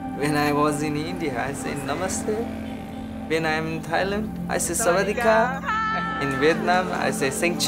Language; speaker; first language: English; non-native, local second language; Marathi